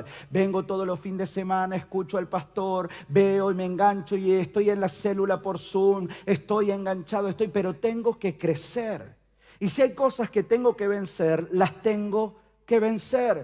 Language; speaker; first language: Spanish; native; Spanish